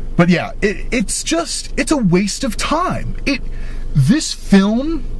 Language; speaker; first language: English; native; English